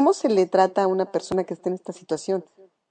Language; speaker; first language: Spanish; native; Spanish